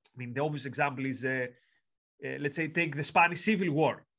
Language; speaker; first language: English; non-native, fluent; Greek